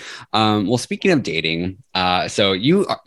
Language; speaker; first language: English; native; English